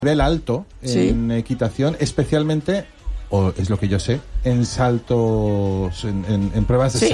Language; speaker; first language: Spanish; native; Spanish